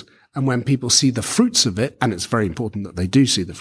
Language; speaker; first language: English; native; English